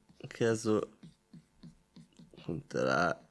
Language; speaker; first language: Portuguese; non-native, learner; Italian